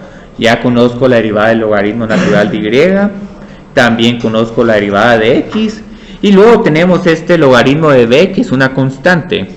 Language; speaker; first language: Spanish; native; Spanish